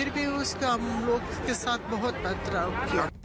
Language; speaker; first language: Hindi; non-native, learner; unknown